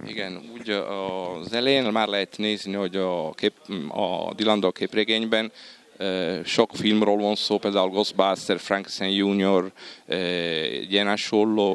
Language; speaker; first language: Hungarian; non-native, fluent; Italian